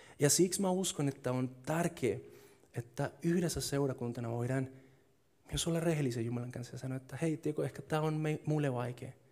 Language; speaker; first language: Finnish; non-native, fluent; Spanish